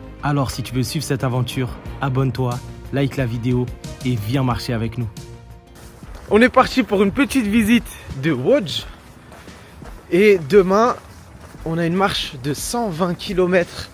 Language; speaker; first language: French; native; French